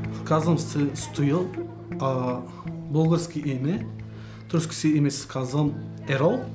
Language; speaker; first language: Bulgarian; non-native, local second language; Turkish